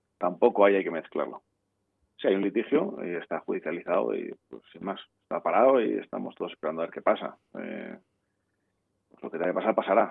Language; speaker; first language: Spanish; native; Spanish